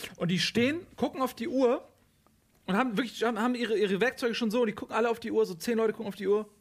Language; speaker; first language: German; native; German